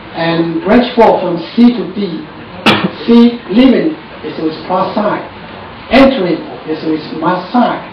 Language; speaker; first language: English; non-native, fluent; Chinese